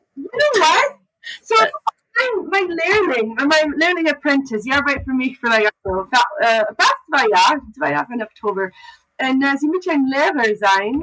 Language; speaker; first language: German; non-native, learner; English